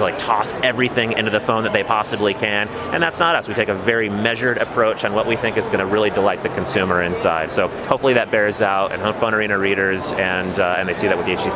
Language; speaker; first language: English; native; English